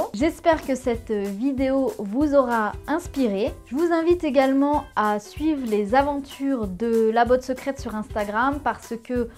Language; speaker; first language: French; native; French